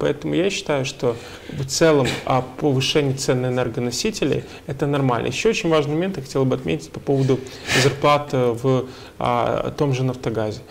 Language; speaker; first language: Russian; native; Russian